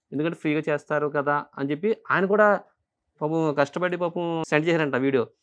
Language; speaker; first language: Telugu; non-native, local second language; Urdu